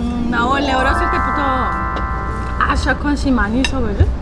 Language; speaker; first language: Korean; non-native, learner; Portuguese